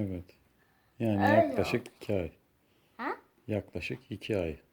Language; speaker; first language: Turkish; native; Turkish